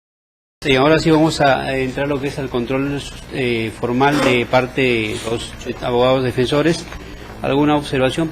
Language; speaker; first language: Spanish; native; Spanish